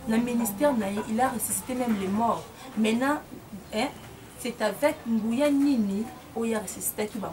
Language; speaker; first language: French; non-native, local second language; Lingala